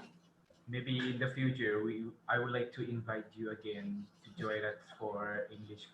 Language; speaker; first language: English; non-native, fluent; Thai